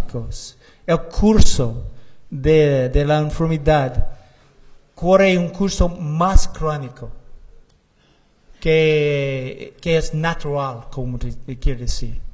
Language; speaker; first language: Spanish; non-native, learner; English